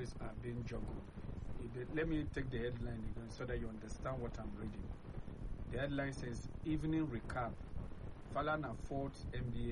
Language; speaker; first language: English; non-native, local second language; Yoruba